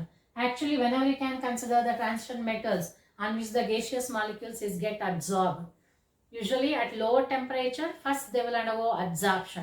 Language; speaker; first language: English; non-native, local second language; Kannada